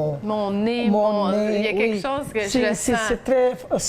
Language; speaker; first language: French; native; French